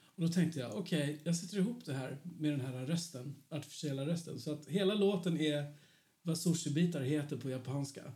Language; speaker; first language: Swedish; native; Swedish